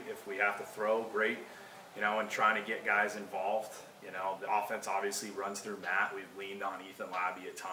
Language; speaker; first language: English; native; English